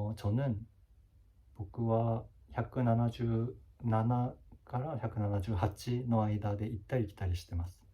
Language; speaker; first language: Japanese; non-native, fluent; Korean